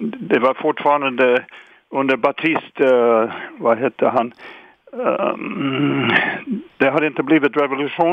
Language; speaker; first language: Swedish; non-native, fluent; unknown